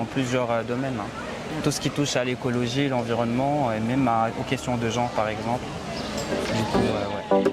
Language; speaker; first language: French; non-native, local second language; Arabic